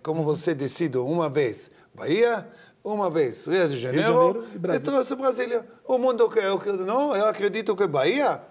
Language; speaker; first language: Portuguese; non-native, learner; Hebrew